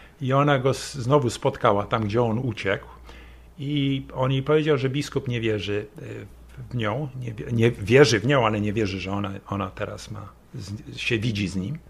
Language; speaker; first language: Polish; early bilingual, heritage; Polish